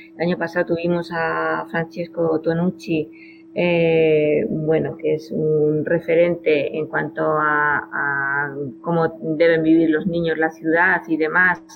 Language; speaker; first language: Spanish; native; Spanish